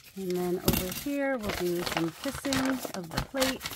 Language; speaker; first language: English; native; English